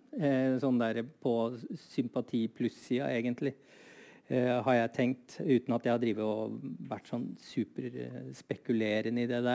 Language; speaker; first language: Norwegian; native; Norwegian